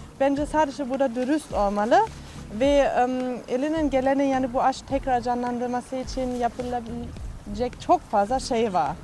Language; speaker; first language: Turkish; non-native, fluent; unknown